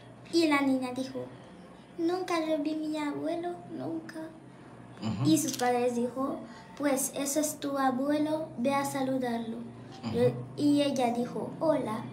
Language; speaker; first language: Spanish; non-native, learner; Haitian Creole